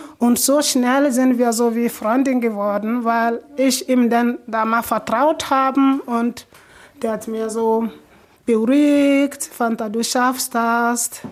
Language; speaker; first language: German; non-native, learner; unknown